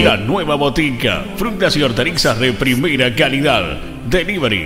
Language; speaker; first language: Spanish; native; Spanish